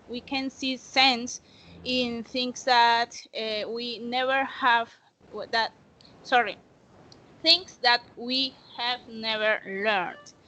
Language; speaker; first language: English; non-native, learner; Spanish